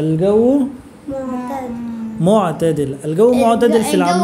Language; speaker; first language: Arabic; non-native, fluent; Bangla